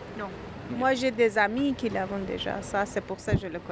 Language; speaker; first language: French; non-native, learner; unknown